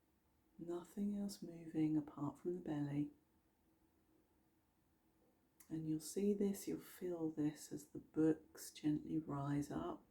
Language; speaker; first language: English; native; English